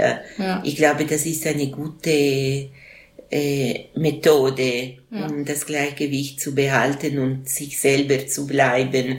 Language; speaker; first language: German; non-native, local second language; Italian